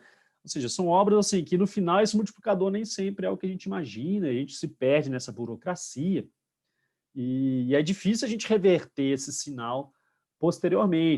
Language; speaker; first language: Portuguese; native; Portuguese